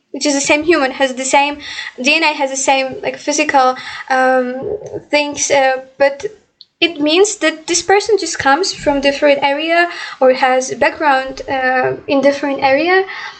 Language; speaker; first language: English; non-native, fluent; Ukrainian